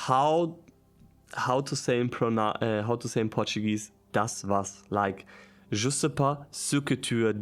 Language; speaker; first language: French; non-native, learner; German